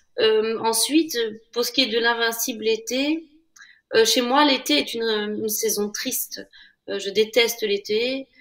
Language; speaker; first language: French; native; French